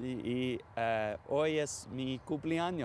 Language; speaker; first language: Spanish; non-native, learner; English